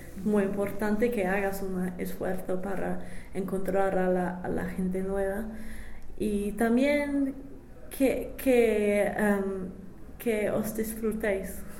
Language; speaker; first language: Spanish; non-native, fluent; English